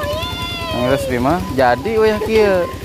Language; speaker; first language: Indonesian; non-native, local second language; Sundanese